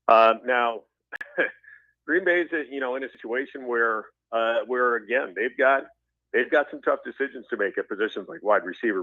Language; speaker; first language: English; native; English